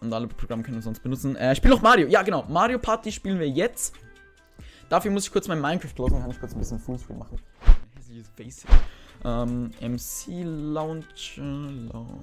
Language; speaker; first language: German; native; German